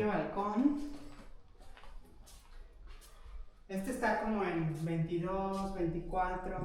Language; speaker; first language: Spanish; native; Spanish